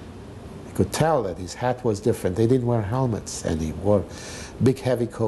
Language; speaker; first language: English; non-native, fluent; Hungarian